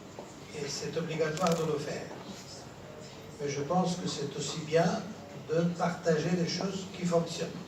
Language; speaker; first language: French; non-native, fluent; Spanish